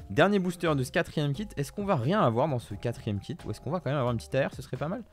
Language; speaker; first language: French; native; French